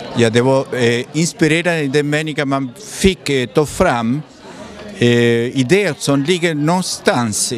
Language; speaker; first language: Swedish; non-native, fluent; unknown